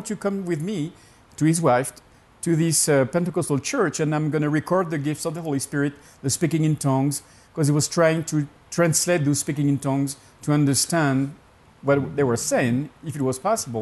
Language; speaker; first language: English; non-native, fluent; French